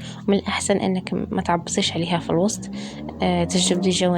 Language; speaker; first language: Arabic; native; Arabic